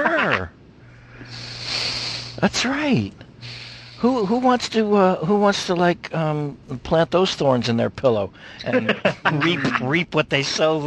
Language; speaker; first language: English; native; English